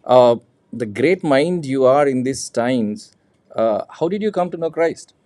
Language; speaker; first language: English; non-native, local second language; Telugu